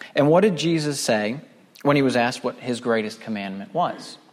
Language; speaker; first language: English; native; English